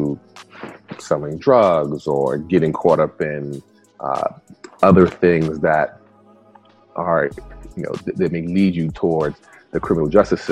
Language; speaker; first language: English; early bilingual, other home language; Spanish